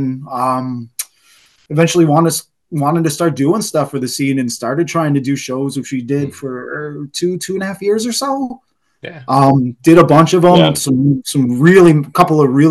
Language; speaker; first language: English; native; English